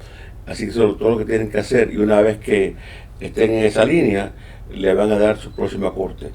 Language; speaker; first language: Spanish; native; Spanish